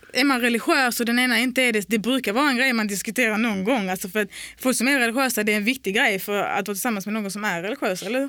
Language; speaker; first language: Swedish; early bilingual, other home language; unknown